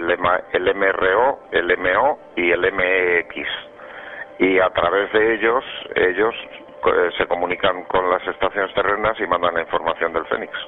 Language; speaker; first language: Spanish; native; Spanish